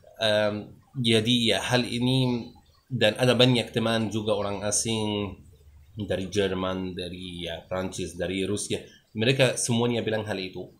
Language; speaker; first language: Indonesian; non-native, learner; French